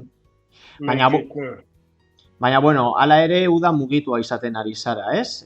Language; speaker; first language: Basque; native; Basque